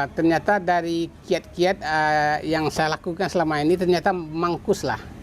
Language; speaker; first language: Indonesian; non-native, local second language; Minangkabau